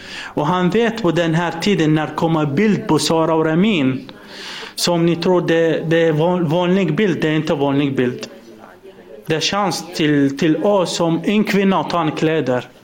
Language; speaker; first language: Swedish; non-native, learner; Arabic